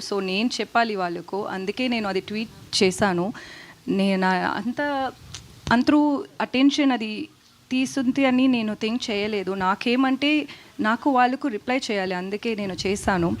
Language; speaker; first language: Telugu; non-native, learner; Tamil